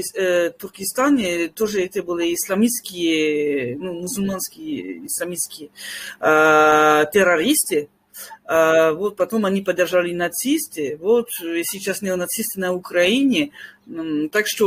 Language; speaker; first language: Russian; non-native, fluent; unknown